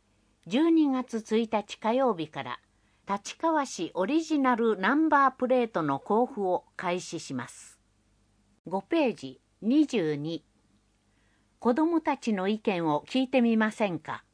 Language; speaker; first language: Japanese; native; Japanese